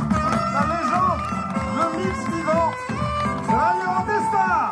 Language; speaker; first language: French; native; French